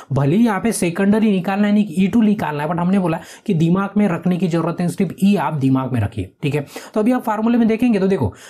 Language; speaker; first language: Hindi; non-native, local second language; Marathi